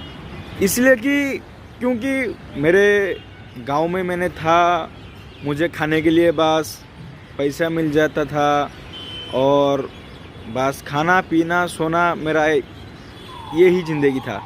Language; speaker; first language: Hindi; non-native, local second language; Odia